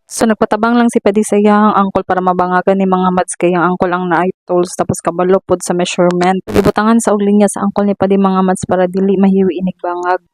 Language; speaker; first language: Cebuano; native; Cebuano